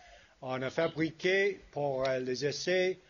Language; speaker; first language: French; non-native, fluent; English